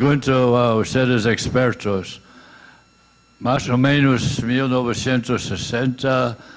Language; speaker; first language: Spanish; non-native, learner; English